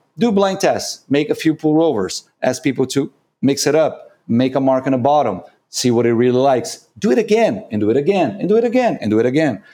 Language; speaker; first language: English; non-native, fluent; Portuguese